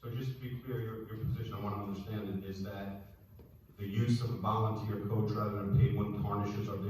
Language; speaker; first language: English; native; English